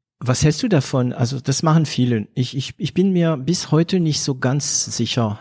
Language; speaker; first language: German; non-native, fluent; French